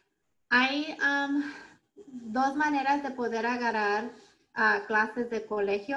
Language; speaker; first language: Spanish; early bilingual, heritage; Spanish